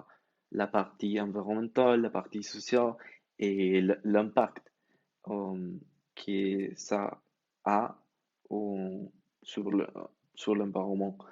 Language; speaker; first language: French; non-native, learner; Spanish